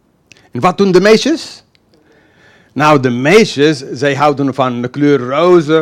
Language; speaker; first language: Dutch; non-native, fluent; English